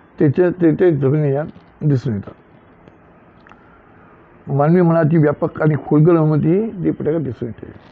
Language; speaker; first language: Marathi; native; Marathi